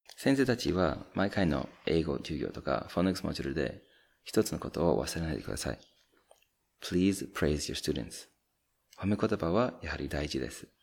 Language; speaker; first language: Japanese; non-native, fluent; English